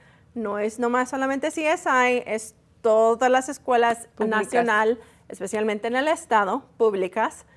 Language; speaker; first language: Spanish; early bilingual, heritage; Spanish